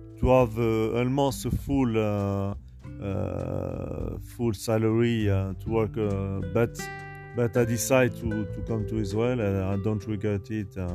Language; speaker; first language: English; non-native, learner; French